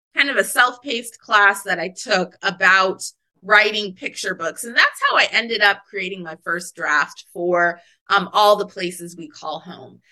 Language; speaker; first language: English; native; English